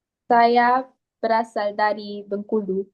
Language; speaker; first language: Indonesian; non-native, learner; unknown